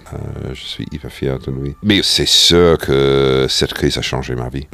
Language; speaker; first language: French; non-native, fluent; English